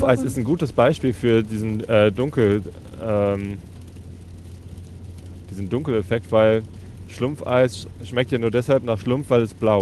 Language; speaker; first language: German; native; German